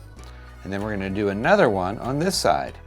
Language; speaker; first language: English; native; English